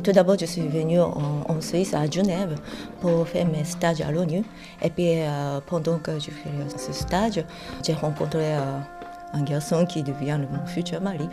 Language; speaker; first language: French; non-native, fluent; Japanese